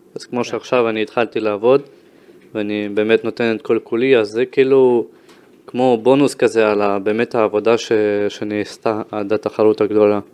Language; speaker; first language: Hebrew; early bilingual, other home language; Russian